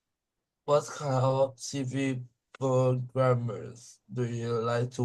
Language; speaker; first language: English; non-native, learner; Thai